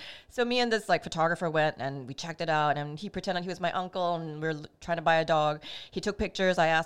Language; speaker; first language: English; native; English